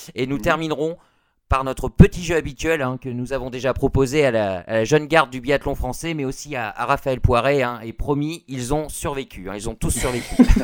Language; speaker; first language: French; native; French